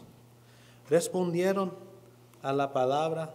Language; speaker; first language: Spanish; non-native, learner; English